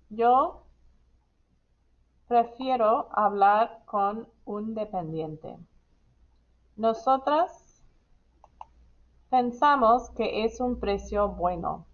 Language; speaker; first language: Spanish; non-native, fluent; English